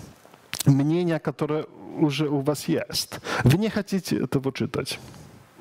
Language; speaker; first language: Russian; non-native, learner; Polish